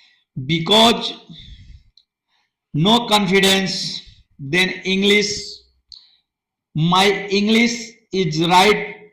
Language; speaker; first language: English; non-native, local second language; Hindi